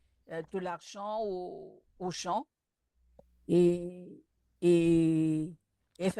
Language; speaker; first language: French; non-native, local second language; Malagasy